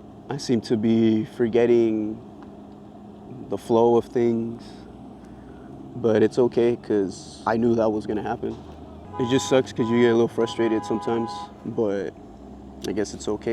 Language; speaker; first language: English; native; English